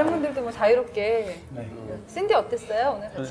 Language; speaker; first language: Korean; native; Korean